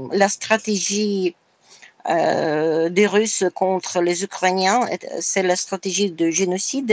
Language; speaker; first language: French; non-native, fluent; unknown